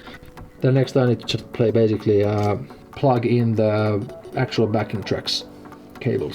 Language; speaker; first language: English; non-native, fluent; Finnish